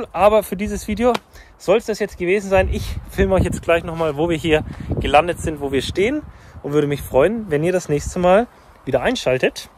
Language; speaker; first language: German; native; German